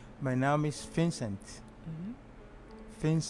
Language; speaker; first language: Dutch; non-native, learner; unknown